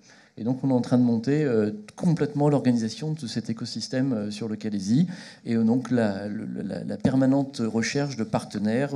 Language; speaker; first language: French; native; French